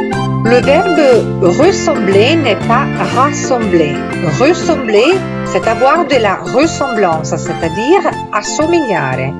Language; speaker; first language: French; non-native, fluent; Italian